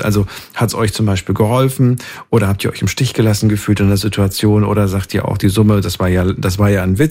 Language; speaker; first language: German; native; German